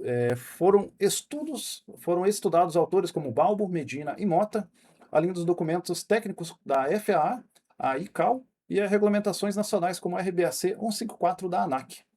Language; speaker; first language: Portuguese; native; Portuguese